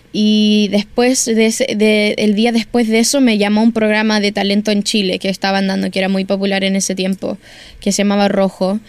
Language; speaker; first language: Spanish; early bilingual, heritage; Spanish